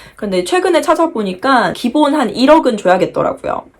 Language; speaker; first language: Korean; native; Korean